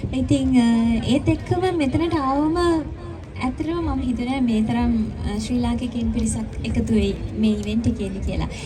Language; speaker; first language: Sinhala; native; Sinhala